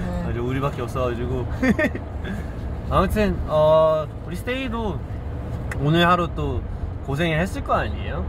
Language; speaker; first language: Korean; early bilingual, heritage; Korean